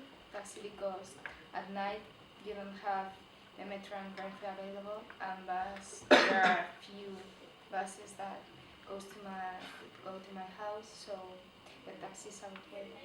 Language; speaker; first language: English; non-native, fluent; Spanish